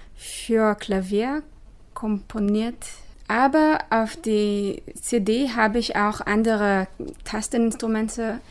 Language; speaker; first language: German; non-native, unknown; Hebrew